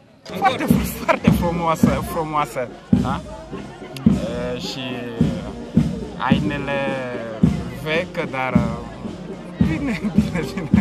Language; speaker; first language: Romanian; non-native, learner; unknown